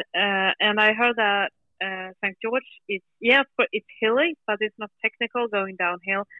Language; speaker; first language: English; non-native, fluent; Swedish